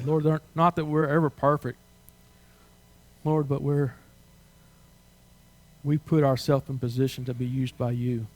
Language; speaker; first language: English; native; English